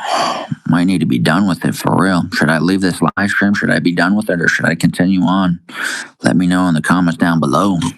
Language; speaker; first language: English; native; English